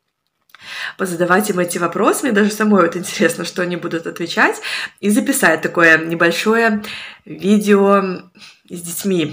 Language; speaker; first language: Russian; native; Russian